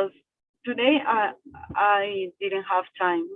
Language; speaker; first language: English; non-native, learner; Spanish